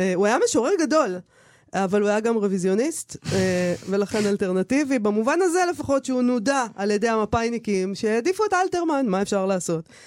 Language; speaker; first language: Hebrew; native; Hebrew